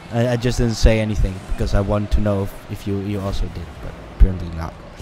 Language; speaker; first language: English; non-native, learner; Dutch